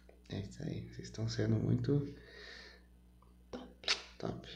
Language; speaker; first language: Portuguese; non-native, learner; Spanish